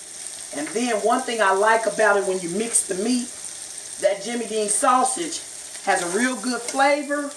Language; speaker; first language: English; native; English